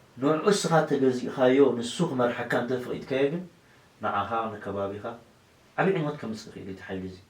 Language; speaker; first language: Tigrinya; non-native, local second language; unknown